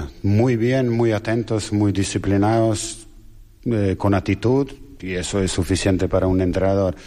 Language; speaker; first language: Spanish; non-native, fluent; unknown